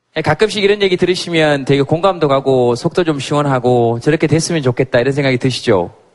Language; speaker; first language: Korean; native; Korean